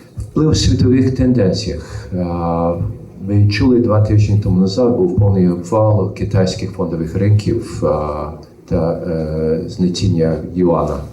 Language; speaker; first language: Ukrainian; early bilingual, heritage; Ukrainian